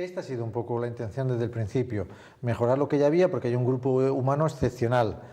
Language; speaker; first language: Spanish; native; Spanish